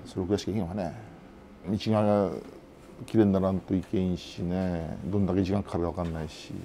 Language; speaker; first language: Japanese; native; Japanese